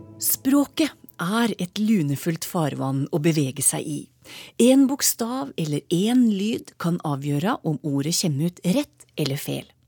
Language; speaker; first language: Norwegian; native; Norwegian